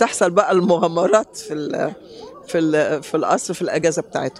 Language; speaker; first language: Arabic; native; Arabic